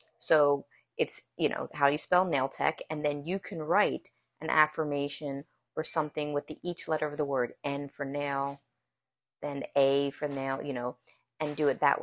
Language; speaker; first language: English; native; English